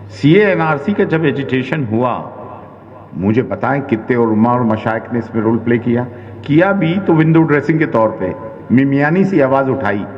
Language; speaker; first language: Urdu; native; Urdu